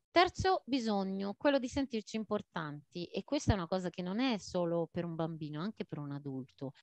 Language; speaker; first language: Italian; non-native, fluent; Maltese